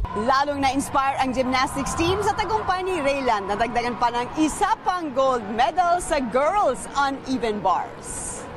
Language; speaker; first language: Filipino; native; Filipino